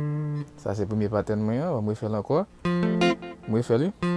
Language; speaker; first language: French; non-native, learner; Haitian Creole